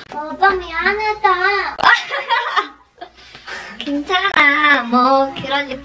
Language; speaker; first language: Korean; non-native, learner; Mongolian